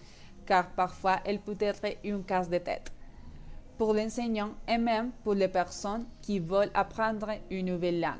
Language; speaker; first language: French; non-native, learner; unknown